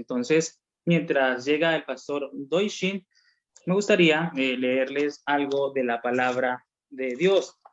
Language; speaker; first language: Spanish; native; Spanish